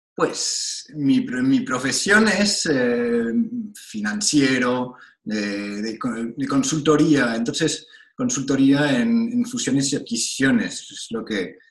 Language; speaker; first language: Spanish; non-native, fluent; French